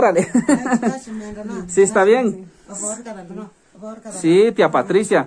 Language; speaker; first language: Spanish; native; Spanish